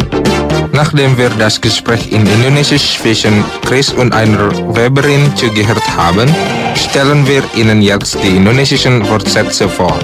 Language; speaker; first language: German; non-native, fluent; Indonesian